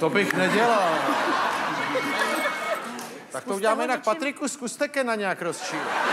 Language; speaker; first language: Czech; native; Czech